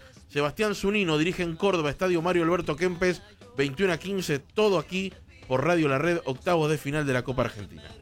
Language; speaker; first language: Spanish; native; Spanish